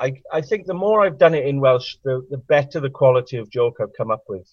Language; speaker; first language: English; non-native, local second language; Welsh